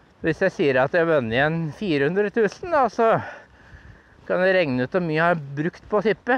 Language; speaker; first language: Norwegian; native; Norwegian